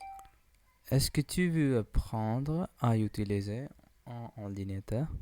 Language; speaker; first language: French; non-native, learner; English